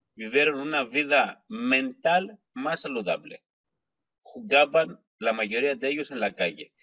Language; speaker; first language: Spanish; non-native, fluent; Greek